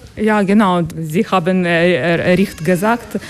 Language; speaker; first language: German; non-native, learner; Ukrainian